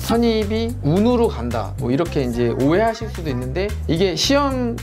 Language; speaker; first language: Korean; native; Korean